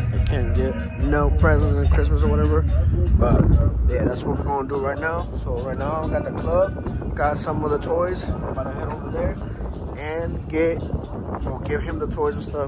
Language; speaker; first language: English; early bilingual, other home language; Spanish